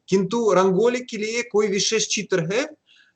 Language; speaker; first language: Hindi; non-native, learner; Russian